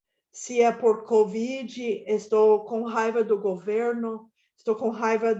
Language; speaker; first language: Portuguese; non-native, fluent; Spanish